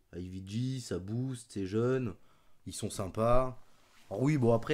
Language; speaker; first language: French; native; French